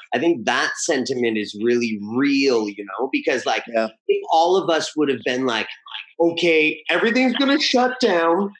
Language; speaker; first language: English; native; English